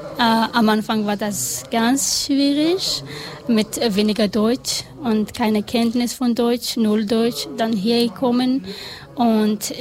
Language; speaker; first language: German; non-native, learner; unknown